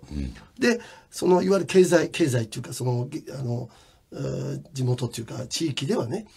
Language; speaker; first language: Japanese; native; Japanese